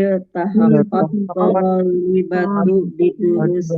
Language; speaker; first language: Arabic; non-native, learner; Indonesian